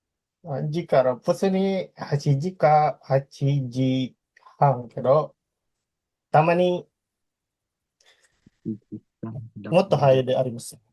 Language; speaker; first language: Japanese; non-native, learner; Indonesian